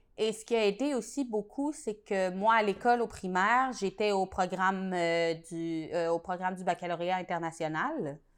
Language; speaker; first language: French; native; French